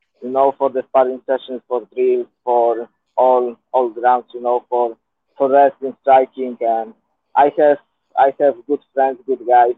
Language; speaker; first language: English; non-native, learner; Polish